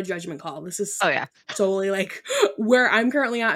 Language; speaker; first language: English; non-native, local second language; Irish